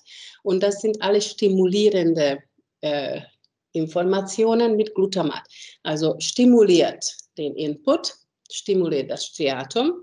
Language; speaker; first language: German; non-native, fluent; Hungarian